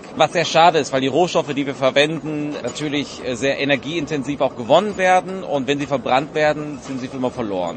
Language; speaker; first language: German; native; German